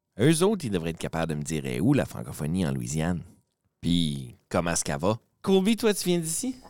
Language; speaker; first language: French; native; French